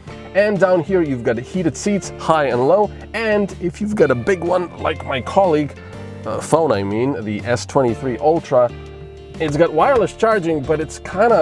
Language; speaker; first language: English; non-native, fluent; Slovenian